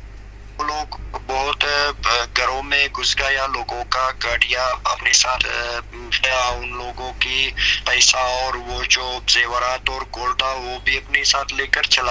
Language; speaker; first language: Hindi; non-native, fluent; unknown